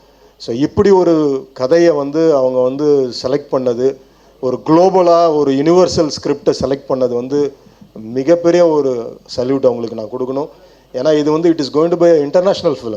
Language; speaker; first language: Tamil; native; Tamil